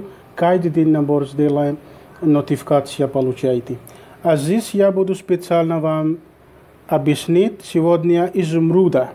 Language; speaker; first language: Russian; non-native, learner; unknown